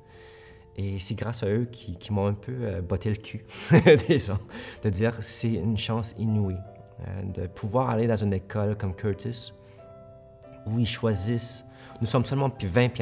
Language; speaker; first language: French; early bilingual, other home language; Korean